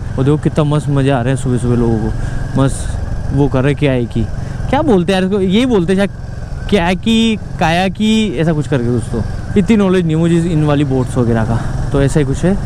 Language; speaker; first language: Hindi; native; Hindi